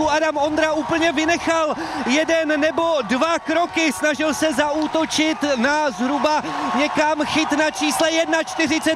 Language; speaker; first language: Czech; native; Czech